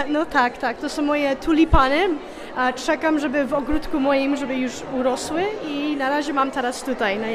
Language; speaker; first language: Polish; early bilingual, heritage; English